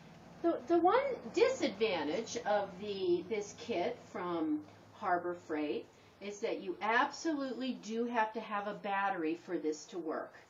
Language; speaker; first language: English; native; English